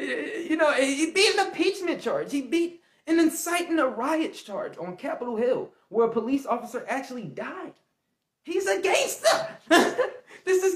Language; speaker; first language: English; native; English